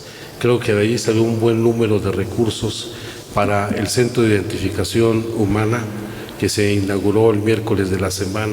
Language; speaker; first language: Spanish; native; Spanish